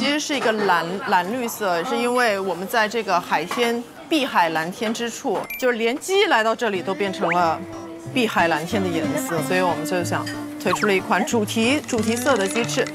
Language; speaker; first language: Chinese; native; Chinese